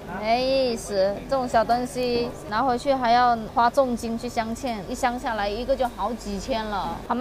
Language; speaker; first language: Chinese; native; Chinese